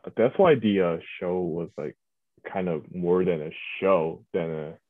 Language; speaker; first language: English; early bilingual, other home language; Korean